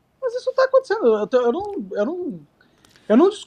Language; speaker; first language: Portuguese; native; Portuguese